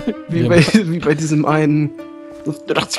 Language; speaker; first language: German; native; German